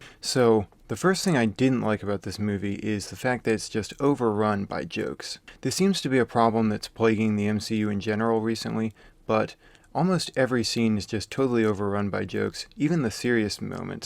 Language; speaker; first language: English; native; English